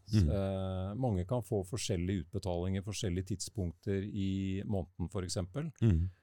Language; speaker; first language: Norwegian; native; Norwegian